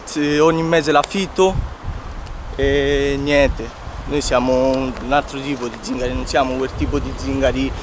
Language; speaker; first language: Italian; native; Italian